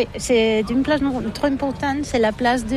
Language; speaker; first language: French; non-native, learner; Catalan